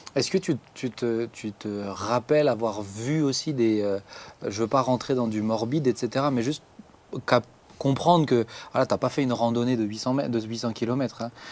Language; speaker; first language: French; native; French